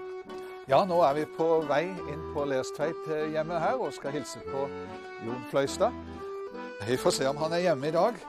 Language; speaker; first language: Norwegian; native; Norwegian